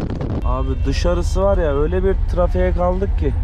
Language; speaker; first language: Turkish; native; Turkish